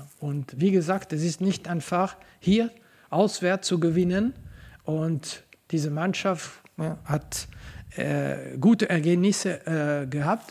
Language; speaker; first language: German; non-native, local second language; French